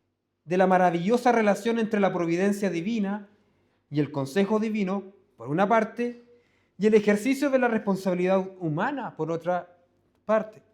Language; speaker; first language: Spanish; native; Spanish